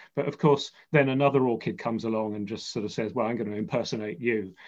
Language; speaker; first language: English; native; English